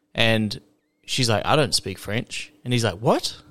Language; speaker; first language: English; native; English